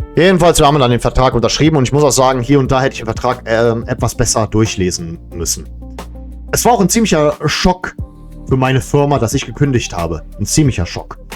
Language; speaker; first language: German; early bilingual, other home language; Serbian